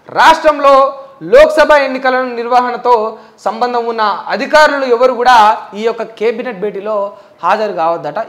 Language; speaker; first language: Telugu; native; Telugu